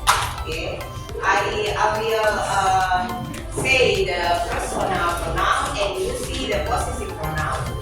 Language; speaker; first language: English; non-native, fluent; Indonesian